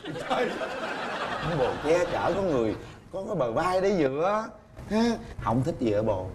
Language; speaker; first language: Vietnamese; native; Vietnamese